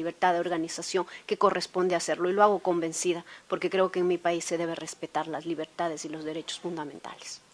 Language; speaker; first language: Spanish; native; Spanish